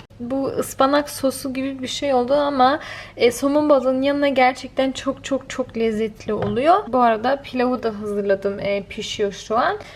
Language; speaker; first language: Turkish; early bilingual, heritage; Turkish